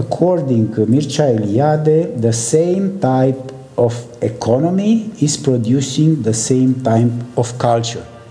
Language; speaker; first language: English; non-native, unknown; Romanian